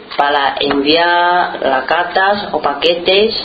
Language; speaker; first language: Spanish; non-native, learner; Chinese